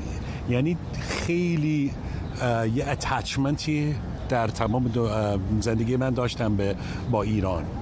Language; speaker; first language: Persian; early bilingual, heritage; English